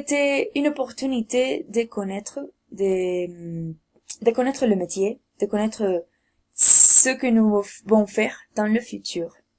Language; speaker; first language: French; non-native, learner; Spanish